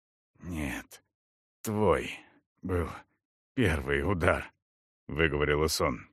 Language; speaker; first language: Russian; native; Russian